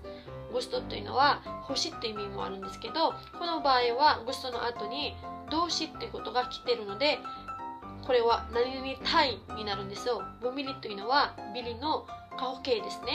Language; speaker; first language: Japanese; non-native, fluent; Filipino